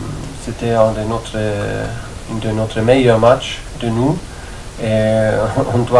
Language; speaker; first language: French; non-native, fluent; German